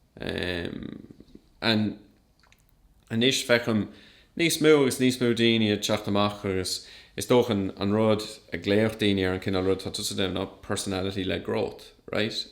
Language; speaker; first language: Irish; non-native, local second language; English